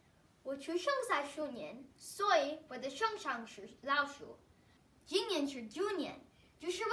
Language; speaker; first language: Chinese; non-native, learner; English